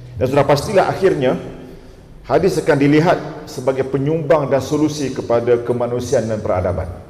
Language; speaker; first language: Malay; native; Malay